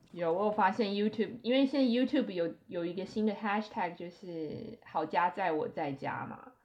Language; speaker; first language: Chinese; native; Chinese